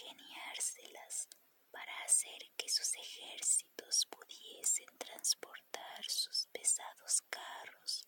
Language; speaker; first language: Spanish; native; Spanish